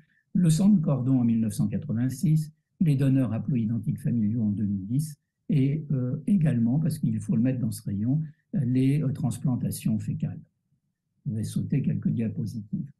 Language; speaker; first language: French; native; French